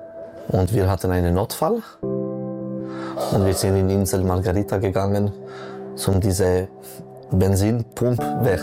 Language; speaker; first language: German; non-native, local second language; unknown